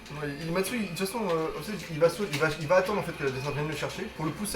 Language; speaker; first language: French; native; French